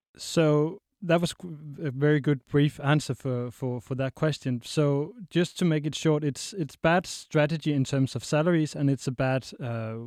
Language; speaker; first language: English; non-native, fluent; Danish